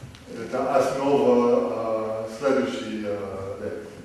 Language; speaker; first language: Russian; non-native, learner; English